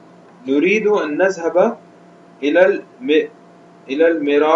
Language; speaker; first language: Arabic; non-native, learner; Urdu